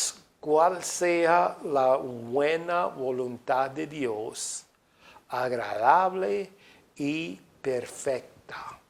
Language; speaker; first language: Spanish; non-native, fluent; English